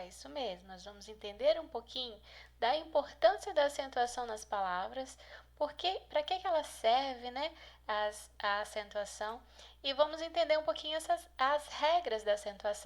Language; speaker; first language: Portuguese; native; Portuguese